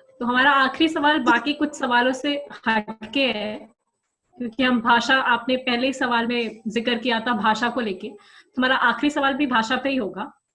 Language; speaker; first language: Hindi; native; Hindi